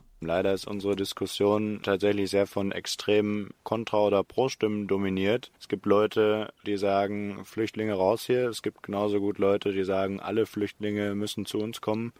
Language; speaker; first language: German; native; German